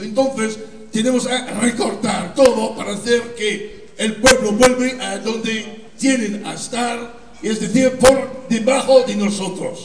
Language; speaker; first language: Spanish; non-native, fluent; Italian